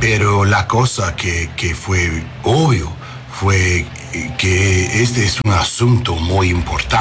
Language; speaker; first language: Spanish; non-native, learner; English